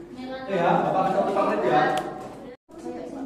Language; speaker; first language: Indonesian; native; Indonesian